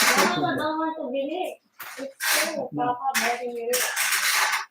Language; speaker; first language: English; non-native, local second language; Filipino